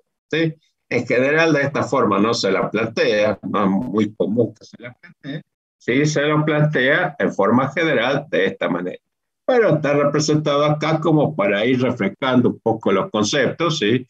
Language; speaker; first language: Spanish; native; Spanish